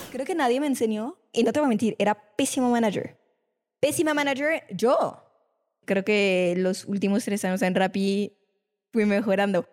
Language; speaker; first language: Spanish; non-native, fluent; French